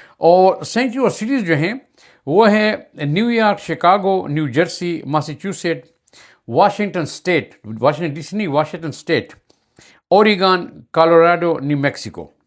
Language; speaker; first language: Urdu; native; Urdu